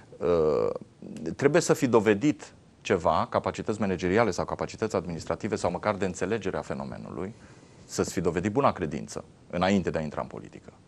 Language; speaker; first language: Romanian; native; Romanian